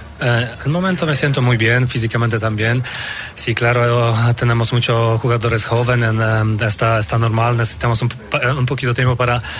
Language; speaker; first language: Spanish; non-native, learner; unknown